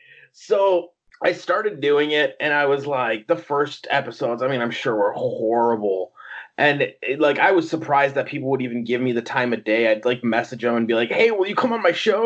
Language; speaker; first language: English; native; English